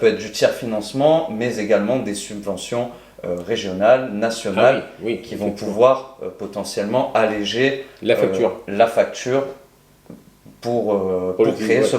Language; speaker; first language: French; native; French